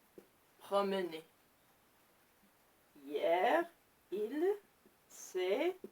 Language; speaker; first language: French; non-native, local second language; Arabic